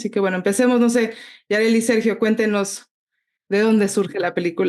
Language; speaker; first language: Spanish; native; Spanish